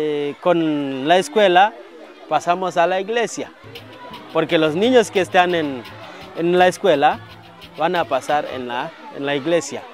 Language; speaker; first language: Spanish; non-native, fluent; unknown